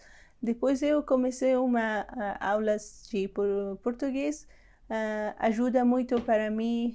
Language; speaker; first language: Portuguese; non-native, learner; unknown